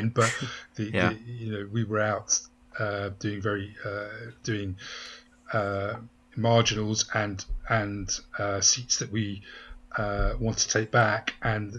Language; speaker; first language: English; native; English